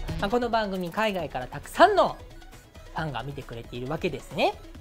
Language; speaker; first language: Japanese; early bilingual, heritage; Japanese